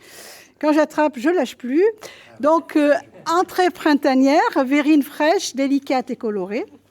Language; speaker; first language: French; native; French